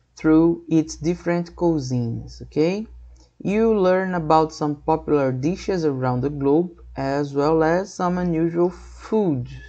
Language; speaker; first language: English; non-native, fluent; Portuguese